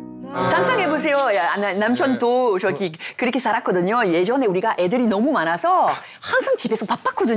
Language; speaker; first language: Korean; non-native, fluent; French